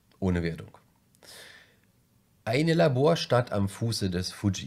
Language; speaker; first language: German; native; German